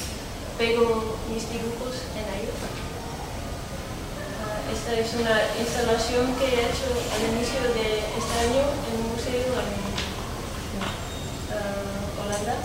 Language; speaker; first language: Spanish; non-native, fluent; Dutch